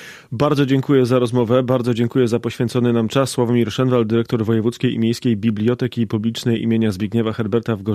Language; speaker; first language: Polish; native; Polish